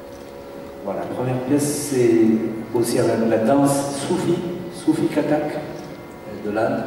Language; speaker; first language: French; non-native, fluent; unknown